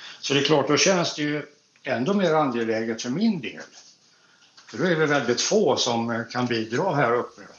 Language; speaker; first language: Swedish; native; Swedish